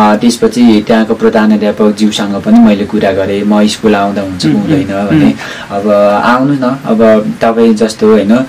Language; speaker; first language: Nepali; non-native, local second language; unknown